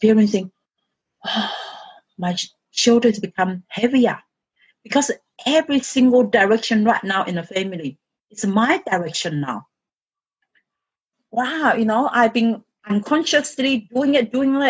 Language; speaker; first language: English; non-native, fluent; Chinese